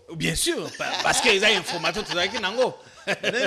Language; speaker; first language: French; non-native, local second language; Lingala